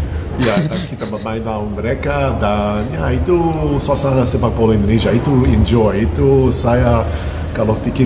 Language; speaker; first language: Indonesian; non-native, fluent; English